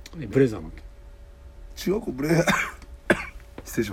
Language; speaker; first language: Japanese; native; Japanese